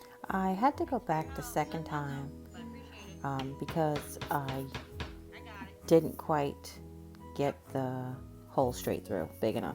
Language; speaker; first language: English; native; English